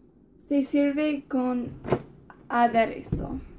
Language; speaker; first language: Spanish; non-native, learner; English